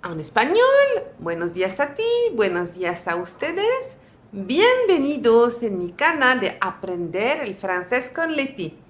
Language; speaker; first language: Spanish; non-native, fluent; French